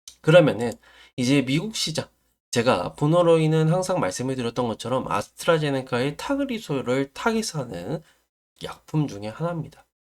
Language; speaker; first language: Korean; native; Korean